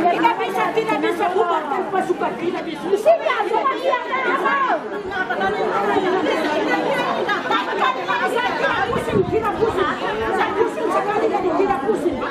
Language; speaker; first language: Indonesian; non-native, local second language; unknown